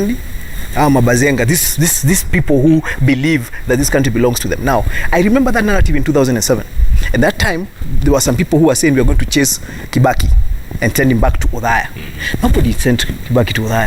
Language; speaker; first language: English; non-native, local second language; Kikuyu